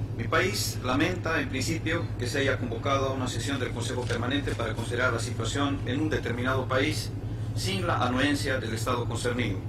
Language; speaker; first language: Spanish; native; Spanish